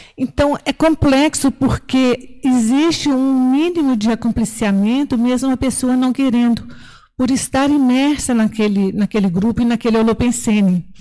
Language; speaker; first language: Portuguese; native; Portuguese